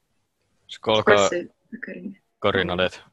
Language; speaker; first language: Russian; non-native, learner; Finnish